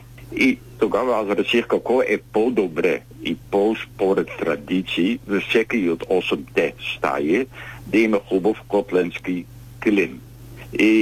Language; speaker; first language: Bulgarian; non-native, learner; Dutch